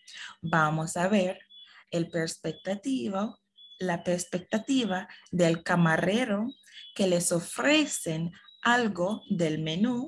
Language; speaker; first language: Spanish; non-native, fluent; English